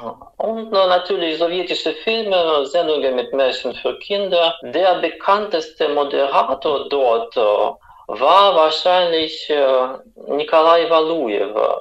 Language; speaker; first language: German; non-native, fluent; Russian